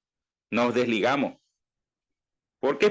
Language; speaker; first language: Spanish; native; Spanish